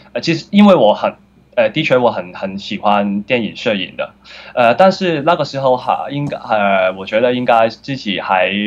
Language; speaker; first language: Chinese; non-native, fluent; Cantonese